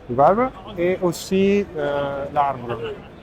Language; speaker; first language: French; non-native, learner; Italian